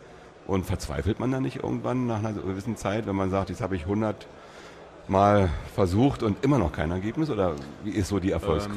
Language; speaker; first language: German; native; German